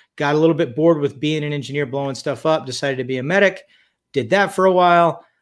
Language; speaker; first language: English; native; English